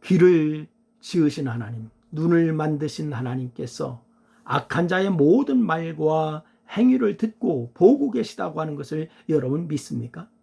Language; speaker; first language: Korean; native; Korean